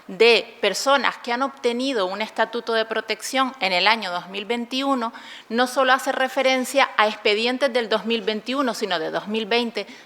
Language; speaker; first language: Spanish; native; Spanish